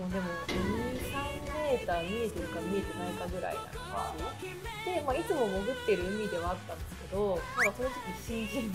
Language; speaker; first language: Japanese; native; Japanese